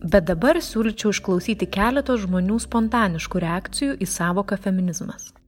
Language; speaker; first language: Lithuanian; native; Lithuanian